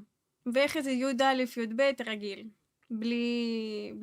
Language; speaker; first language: Hebrew; non-native, fluent; Russian